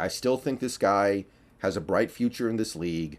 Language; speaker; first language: English; native; English